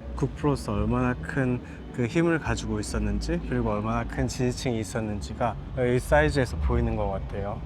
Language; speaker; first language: Korean; native; Korean